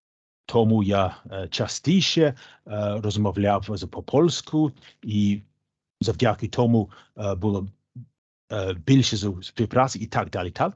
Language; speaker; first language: Ukrainian; non-native, learner; English